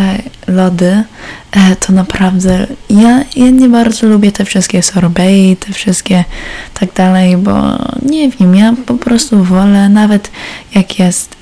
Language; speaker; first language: Polish; early bilingual, heritage; Polish